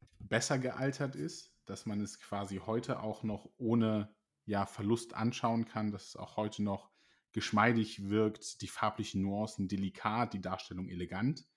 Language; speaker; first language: German; native; German